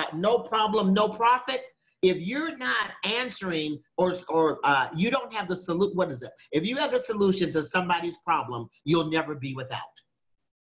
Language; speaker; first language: English; native; English